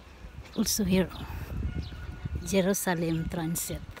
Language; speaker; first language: English; non-native, learner; Filipino